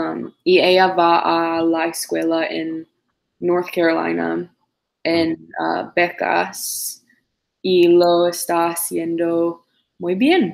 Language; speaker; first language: Spanish; non-native, learner; English